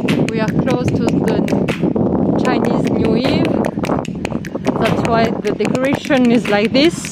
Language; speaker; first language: English; non-native, fluent; French